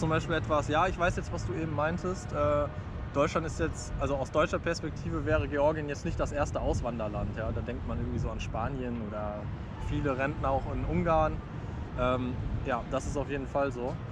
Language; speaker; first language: German; native; German